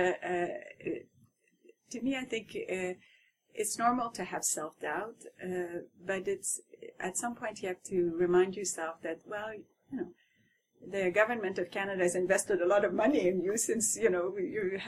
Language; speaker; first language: English; non-native, fluent; French